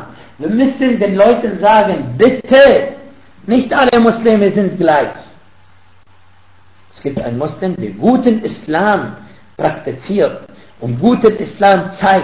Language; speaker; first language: German; non-native, fluent; Arabic